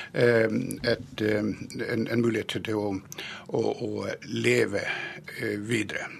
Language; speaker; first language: Norwegian; native; Norwegian